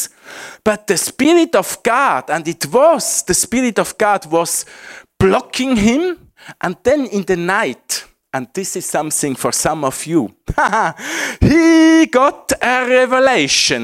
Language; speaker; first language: English; non-native, fluent; Swiss German